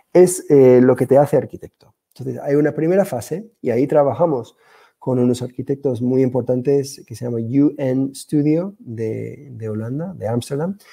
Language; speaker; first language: Spanish; non-native, fluent; English